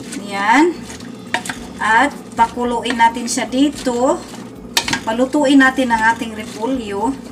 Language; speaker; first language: Filipino; non-native, local second language; Cebuano